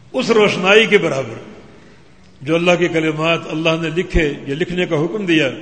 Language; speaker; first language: Urdu; native; Urdu